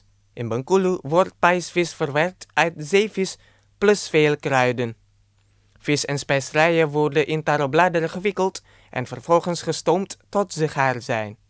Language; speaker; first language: Dutch; non-native, fluent; Indonesian